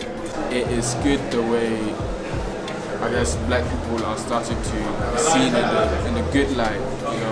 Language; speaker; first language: English; native; English